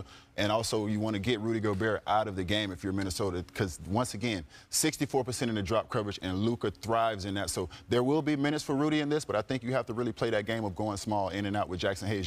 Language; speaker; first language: English; native; English